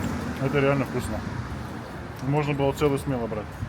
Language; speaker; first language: Russian; native; Russian